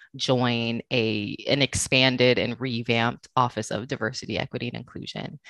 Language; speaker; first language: English; native; English